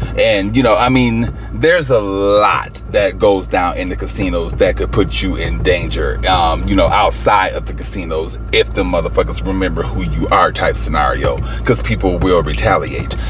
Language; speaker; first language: English; native; English